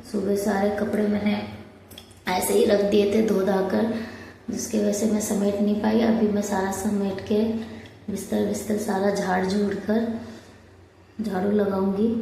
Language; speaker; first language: Hindi; non-native, local second language; Bangla